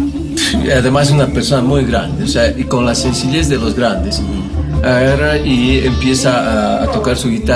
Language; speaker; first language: Spanish; native; Spanish